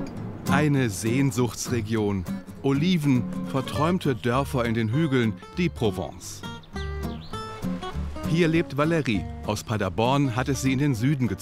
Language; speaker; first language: German; native; German